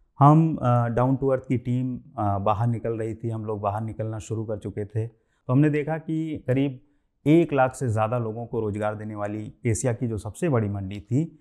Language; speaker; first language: Hindi; native; Hindi